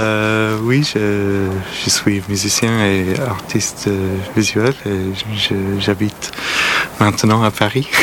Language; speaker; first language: French; non-native, learner; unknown